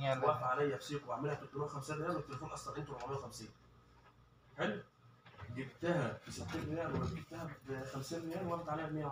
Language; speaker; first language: Arabic; native; Arabic